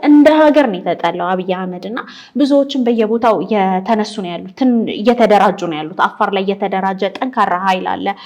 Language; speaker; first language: Amharic; native; Amharic